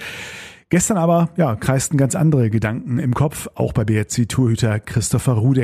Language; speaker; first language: German; native; German